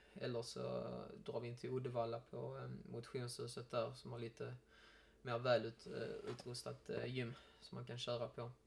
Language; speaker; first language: Swedish; native; Swedish